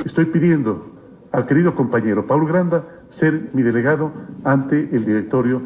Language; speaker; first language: Spanish; native; Spanish